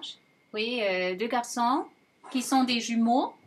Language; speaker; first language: French; non-native, fluent; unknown